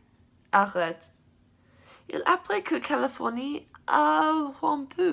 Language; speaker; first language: French; non-native, learner; English